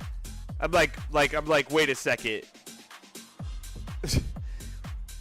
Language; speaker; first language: English; native; English